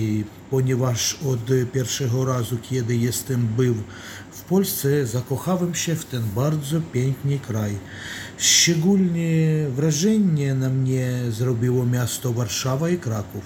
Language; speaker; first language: Polish; non-native, learner; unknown